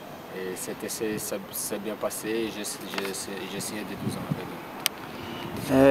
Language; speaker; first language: French; non-native, learner; Portuguese